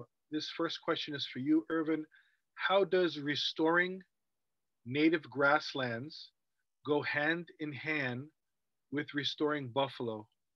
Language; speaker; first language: English; native; English